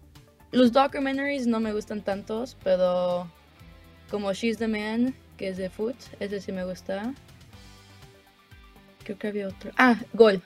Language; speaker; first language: Spanish; early bilingual, heritage; Spanish